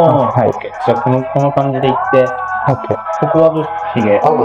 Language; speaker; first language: Japanese; native; Japanese